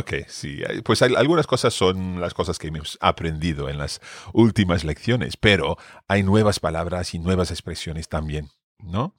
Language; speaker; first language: Spanish; non-native, fluent; English